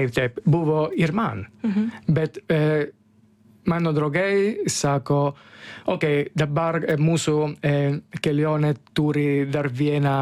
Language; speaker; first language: Lithuanian; non-native, learner; Italian